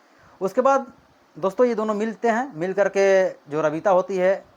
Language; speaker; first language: Hindi; native; Hindi